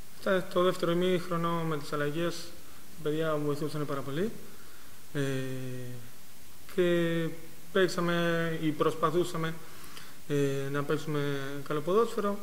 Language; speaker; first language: Greek; non-native, fluent; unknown